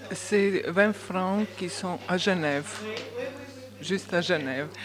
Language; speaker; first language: French; non-native, learner; Bosnian